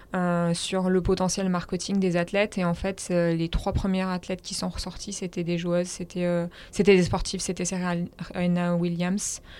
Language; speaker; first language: French; native; French